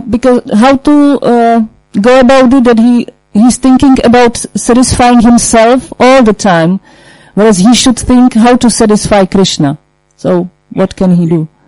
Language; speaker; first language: English; non-native, fluent; Czech